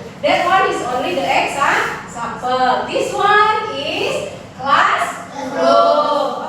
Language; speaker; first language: English; non-native, learner; Indonesian